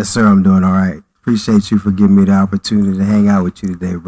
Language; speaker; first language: English; native; English